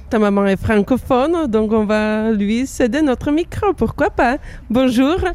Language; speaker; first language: French; non-native, fluent; Slovak